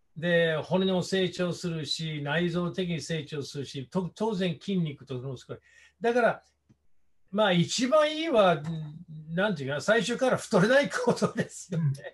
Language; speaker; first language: Japanese; non-native, fluent; English